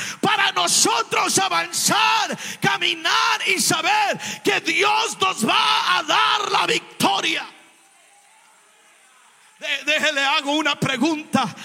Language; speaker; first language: Spanish; native; Spanish